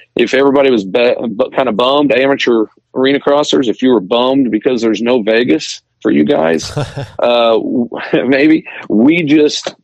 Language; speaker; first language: English; native; English